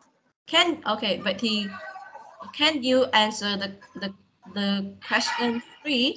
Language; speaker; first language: English; non-native, fluent; Vietnamese